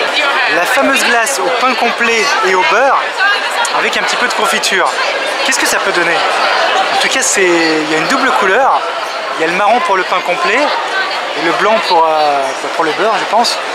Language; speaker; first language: French; native; French